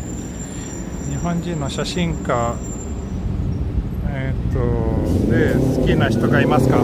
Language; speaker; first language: Japanese; non-native, fluent; Swedish